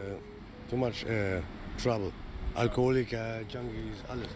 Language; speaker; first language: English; non-native, learner; German